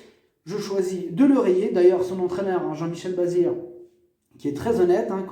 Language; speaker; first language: French; native; French